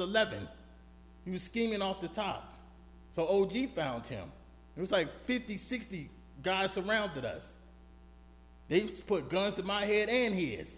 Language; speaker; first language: English; native; English